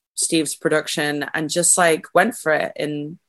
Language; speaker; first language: English; native; English